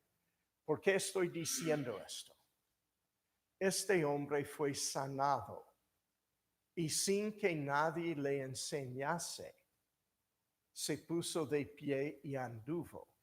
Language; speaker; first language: Spanish; non-native, fluent; English